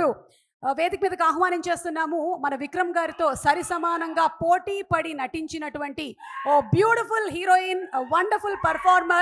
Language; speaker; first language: Telugu; native; Telugu